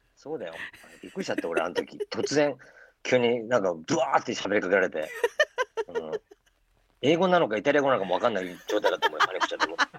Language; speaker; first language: Japanese; native; Japanese